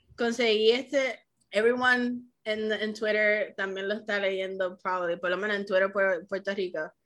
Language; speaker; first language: Spanish; early bilingual, heritage; Spanish